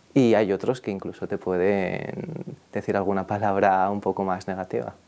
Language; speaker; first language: Spanish; native; Spanish